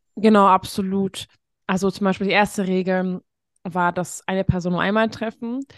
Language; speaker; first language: German; non-native, fluent; Hungarian